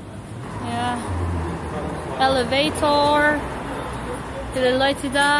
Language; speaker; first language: English; non-native, learner; Filipino